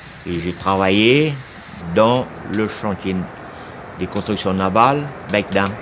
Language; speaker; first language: French; non-native, local second language; Vietnamese